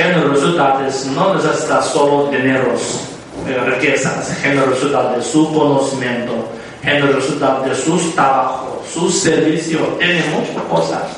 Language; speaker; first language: Spanish; non-native, learner; Tibetan